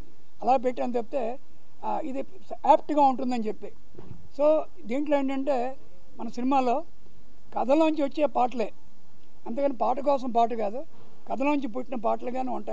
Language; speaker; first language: Telugu; native; Telugu